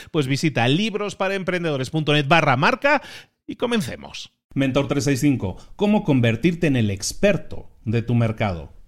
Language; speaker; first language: Spanish; native; Spanish